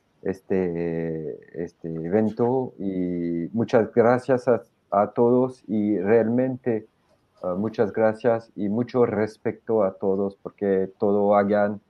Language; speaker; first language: Spanish; non-native, fluent; French